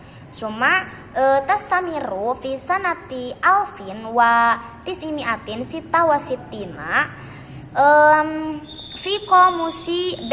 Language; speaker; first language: Arabic; non-native, learner; Indonesian